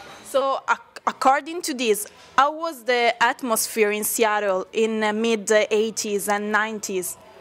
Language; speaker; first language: English; non-native, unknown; Italian